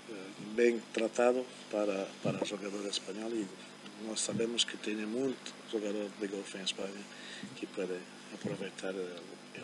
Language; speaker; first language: Portuguese; non-native, fluent; German